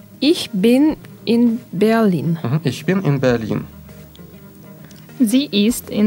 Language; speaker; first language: German; non-native, fluent; Russian